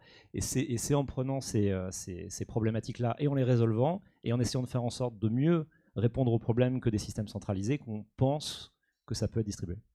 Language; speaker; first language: French; native; French